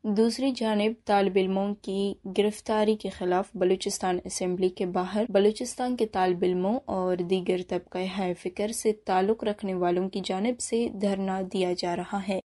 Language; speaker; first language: Urdu; non-native, local second language; Baluchi